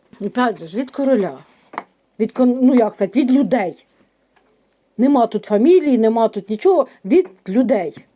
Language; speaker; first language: Ukrainian; native; Ukrainian